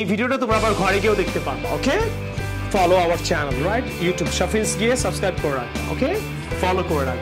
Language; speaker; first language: English; non-native, learner; Bangla